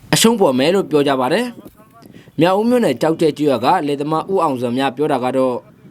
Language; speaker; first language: Burmese; native; Burmese